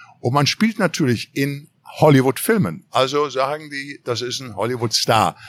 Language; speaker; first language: German; native; German